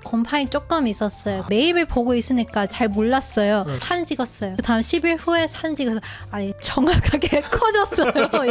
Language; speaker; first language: Korean; non-native, fluent; English